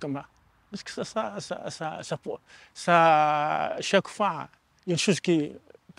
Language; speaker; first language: French; non-native, learner; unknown